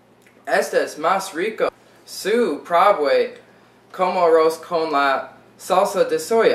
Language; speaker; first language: Spanish; non-native, learner; English